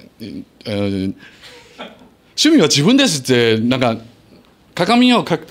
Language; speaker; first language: Japanese; non-native, learner; Chinese